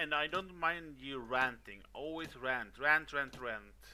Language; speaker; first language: English; non-native, fluent; Swedish